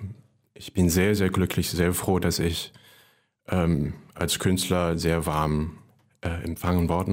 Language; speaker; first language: German; non-native, fluent; Cantonese